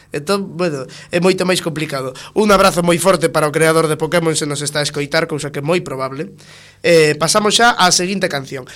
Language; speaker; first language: Galician; non-native, local second language; Spanish